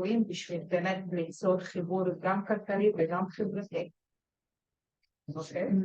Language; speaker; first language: Hebrew; non-native, local second language; Arabic